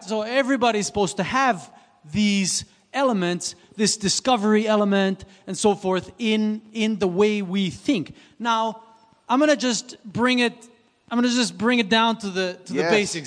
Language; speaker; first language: English; non-native, fluent; Swiss German